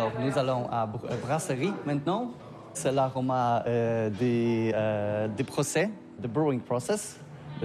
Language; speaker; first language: French; non-native, learner; Polish